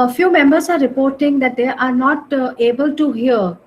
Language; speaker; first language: English; non-native, local second language; Hindi